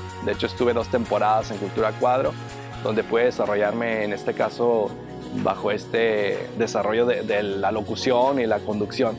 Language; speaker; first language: Spanish; native; Spanish